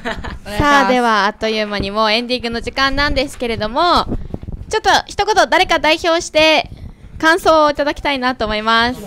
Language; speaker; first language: Japanese; native; Japanese